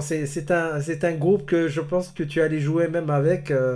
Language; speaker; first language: French; non-native, local second language; Arabic